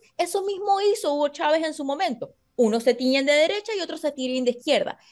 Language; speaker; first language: Spanish; native; Spanish